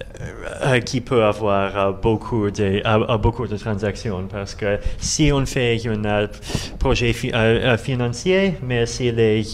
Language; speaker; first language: French; non-native, learner; Russian